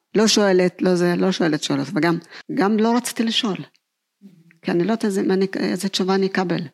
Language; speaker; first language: Hebrew; non-native, fluent; Amharic